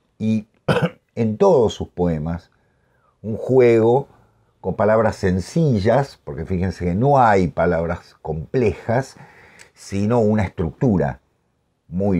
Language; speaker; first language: Spanish; native; Spanish